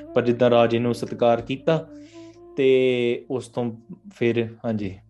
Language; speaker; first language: English; early bilingual, other home language; Punjabi